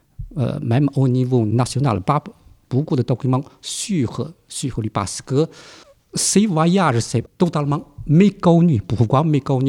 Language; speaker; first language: French; non-native, fluent; Chinese